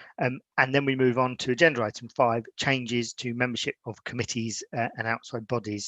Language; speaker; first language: English; native; English